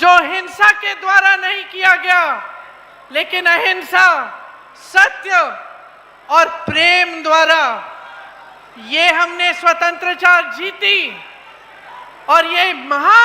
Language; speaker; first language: Hindi; native; Hindi